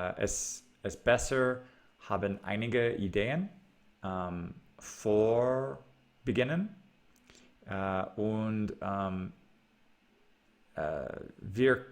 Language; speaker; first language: German; non-native, learner; English